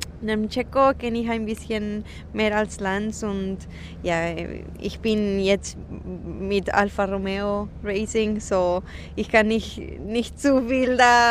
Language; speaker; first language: German; non-native, fluent; Spanish